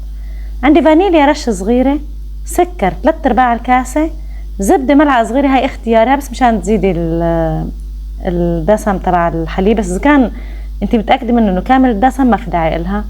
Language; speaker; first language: Arabic; native; Arabic